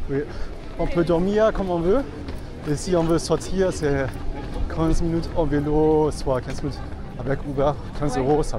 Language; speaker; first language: French; non-native, fluent; German